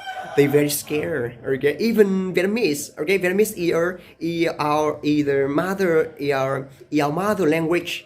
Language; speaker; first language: English; non-native, learner; Vietnamese